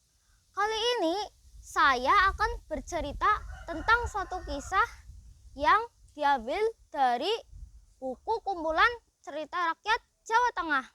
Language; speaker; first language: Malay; non-native, local second language; Javanese